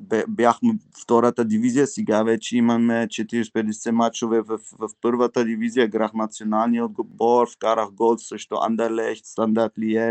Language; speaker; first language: Bulgarian; early bilingual, heritage; Bulgarian